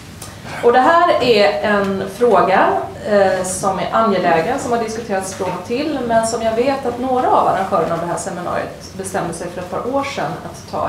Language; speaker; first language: Swedish; native; Swedish